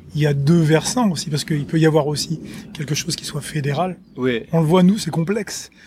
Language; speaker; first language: French; native; French